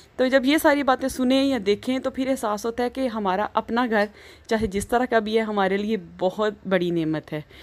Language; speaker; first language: Urdu; native; Urdu